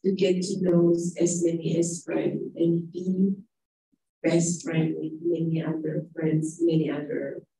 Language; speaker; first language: English; non-native, fluent; Indonesian